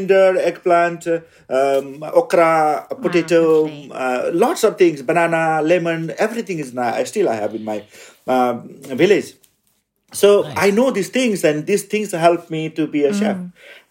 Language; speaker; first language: English; non-native, local second language; Nepali